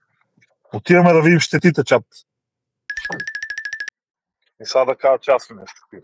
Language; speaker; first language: Bulgarian; native; Bulgarian